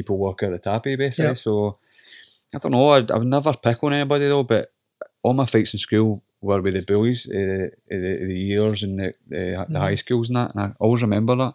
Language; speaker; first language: English; native; English